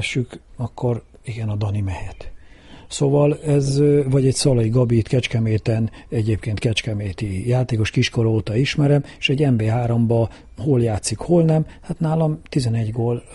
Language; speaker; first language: Hungarian; native; Hungarian